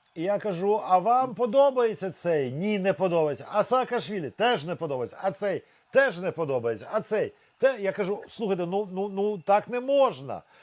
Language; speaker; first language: Ukrainian; native; Ukrainian